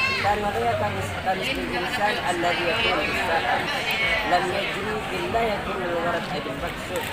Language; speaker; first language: Arabic; non-native, learner; Indonesian